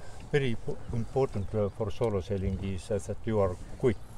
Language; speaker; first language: English; non-native, learner; Estonian